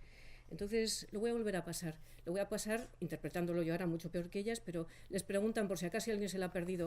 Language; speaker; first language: Spanish; native; Spanish